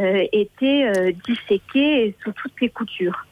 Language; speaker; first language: French; native; French